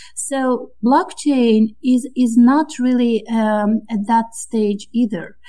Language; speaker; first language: English; non-native, fluent; Romanian